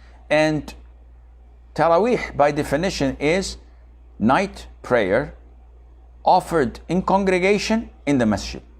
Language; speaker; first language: English; non-native, fluent; Arabic